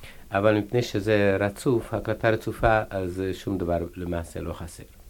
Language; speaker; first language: Hebrew; native; Hebrew